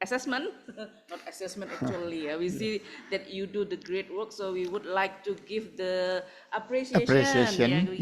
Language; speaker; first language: English; non-native, fluent; Indonesian